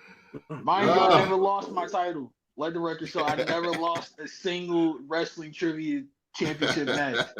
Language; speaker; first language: English; native; English